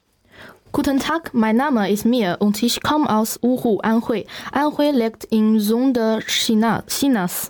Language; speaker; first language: German; non-native, learner; Chinese